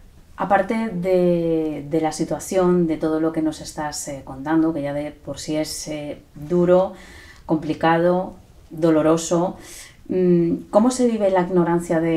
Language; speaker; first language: Spanish; native; Spanish